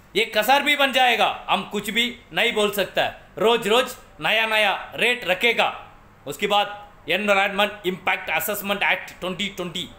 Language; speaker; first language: Hindi; non-native, local second language; Tamil